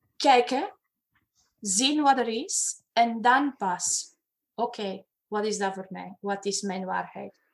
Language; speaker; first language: Dutch; non-native, fluent; Romanian